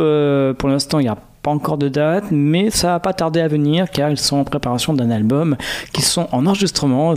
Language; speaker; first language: French; native; French